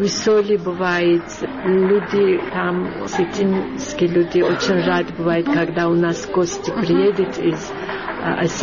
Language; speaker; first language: Russian; non-native, learner; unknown